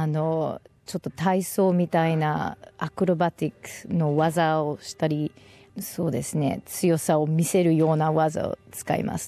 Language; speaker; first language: Japanese; non-native, fluent; English